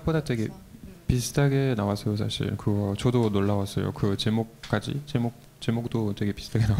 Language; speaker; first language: Korean; non-native, fluent; French